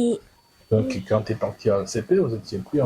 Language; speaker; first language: French; non-native, fluent; Kinyarwanda